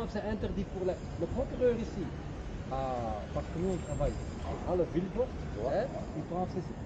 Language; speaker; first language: French; non-native, local second language; Dutch